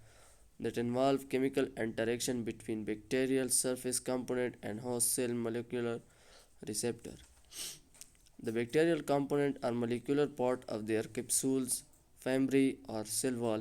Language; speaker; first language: English; non-native, local second language; Urdu